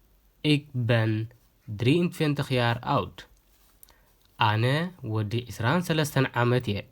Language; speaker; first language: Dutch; non-native, learner; Tigrinya